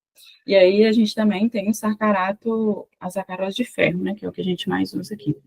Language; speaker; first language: Portuguese; native; Portuguese